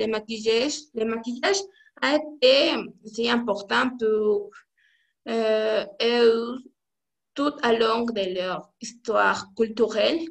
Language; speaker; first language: French; non-native, learner; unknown